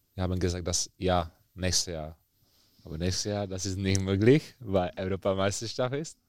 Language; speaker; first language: German; non-native, fluent; Czech